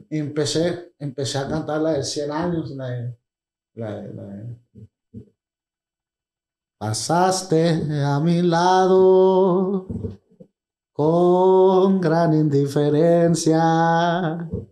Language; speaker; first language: Spanish; early bilingual, other home language; English